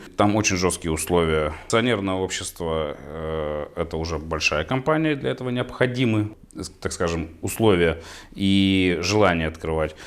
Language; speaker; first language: Russian; native; Russian